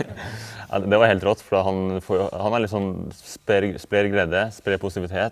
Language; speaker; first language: Norwegian; native; Norwegian